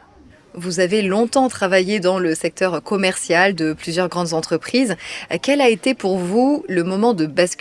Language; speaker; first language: French; native; French